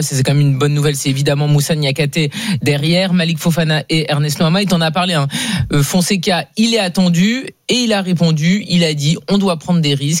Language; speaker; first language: French; native; French